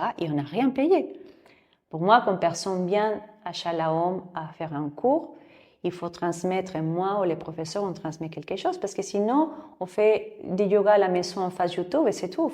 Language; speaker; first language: French; non-native, fluent; Spanish